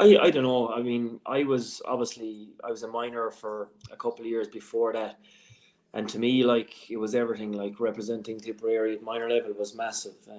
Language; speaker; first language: English; native; English